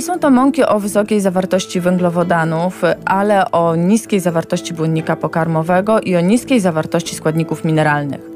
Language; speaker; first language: Polish; native; Polish